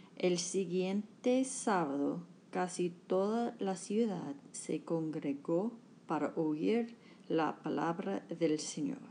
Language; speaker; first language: Spanish; non-native, learner; English